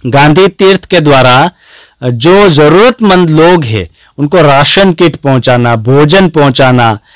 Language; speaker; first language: Hindi; non-native, local second language; Gujarati